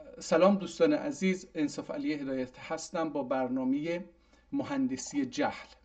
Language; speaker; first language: Persian; non-native, local second language; Azerbaijani